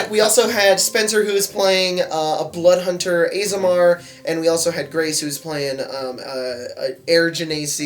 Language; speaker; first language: English; native; English